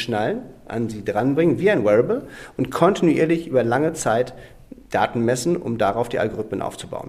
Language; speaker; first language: German; native; German